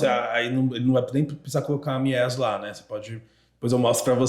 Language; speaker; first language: Portuguese; native; Portuguese